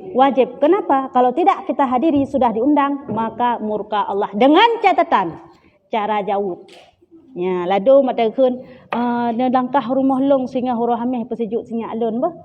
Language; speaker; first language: Malay; non-native, local second language; Achinese